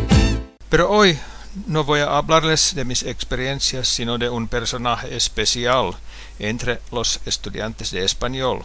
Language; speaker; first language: Spanish; non-native, fluent; Finnish